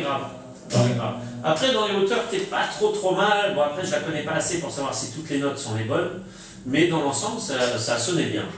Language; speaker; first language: French; native; French